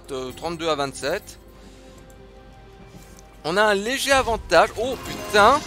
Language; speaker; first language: French; native; French